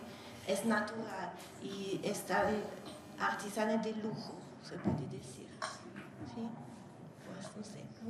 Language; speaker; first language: Spanish; non-native, learner; Hungarian